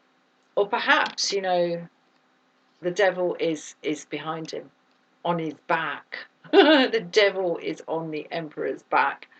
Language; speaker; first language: English; native; English